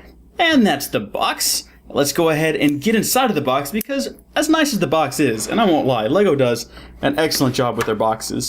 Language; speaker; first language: English; native; English